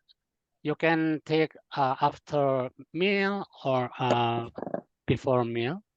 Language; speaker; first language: English; non-native, learner; Indonesian